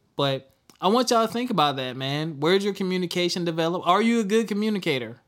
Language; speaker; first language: English; native; English